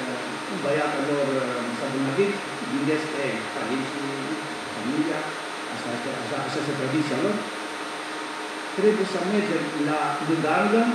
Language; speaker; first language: Romanian; non-native, learner; Greek